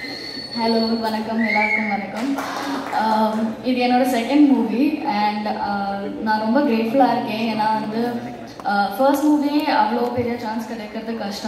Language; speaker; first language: Tamil; non-native, fluent; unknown